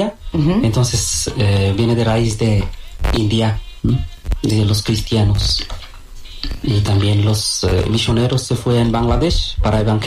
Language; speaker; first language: Spanish; non-native, learner; Bangla